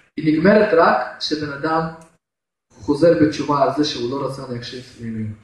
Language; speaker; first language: Hebrew; non-native, fluent; Russian